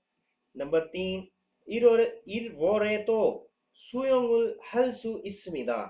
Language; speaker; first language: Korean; non-native, learner; Urdu